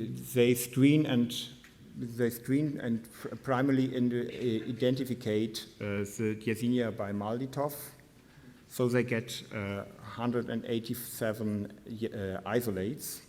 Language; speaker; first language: English; non-native, fluent; German